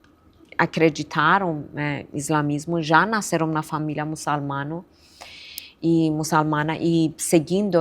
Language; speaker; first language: Portuguese; non-native, fluent; Persian